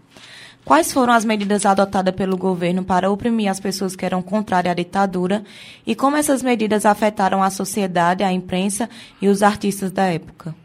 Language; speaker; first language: Portuguese; native; Portuguese